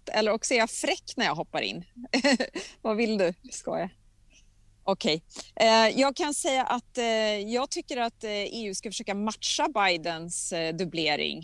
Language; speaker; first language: Swedish; native; Swedish